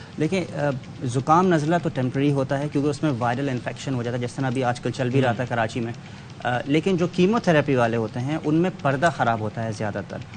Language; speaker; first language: Urdu; native; Urdu